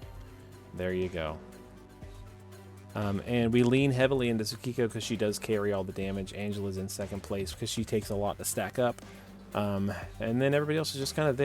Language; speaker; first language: English; native; English